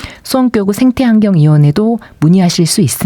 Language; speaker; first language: Korean; native; Korean